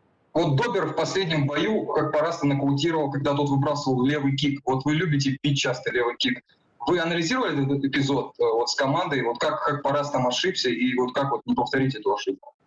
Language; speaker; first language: Russian; native; Russian